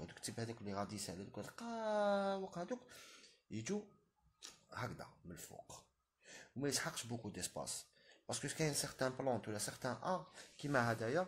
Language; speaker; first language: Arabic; native; Arabic